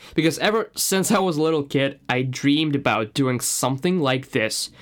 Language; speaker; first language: English; non-native, fluent; Russian